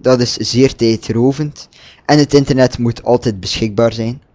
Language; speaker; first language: Dutch; native; Dutch